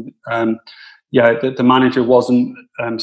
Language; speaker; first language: English; native; English